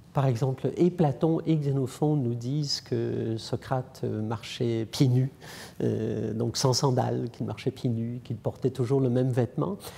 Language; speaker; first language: French; native; French